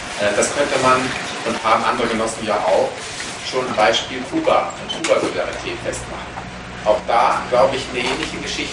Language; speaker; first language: German; native; German